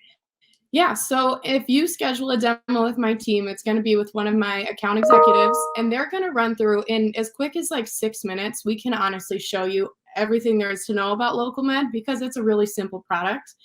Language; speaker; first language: English; native; English